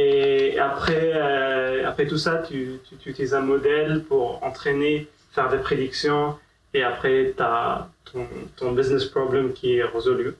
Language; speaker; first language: French; non-native, fluent; Arabic